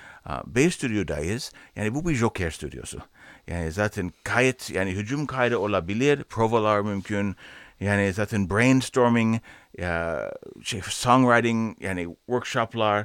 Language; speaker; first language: Turkish; non-native, learner; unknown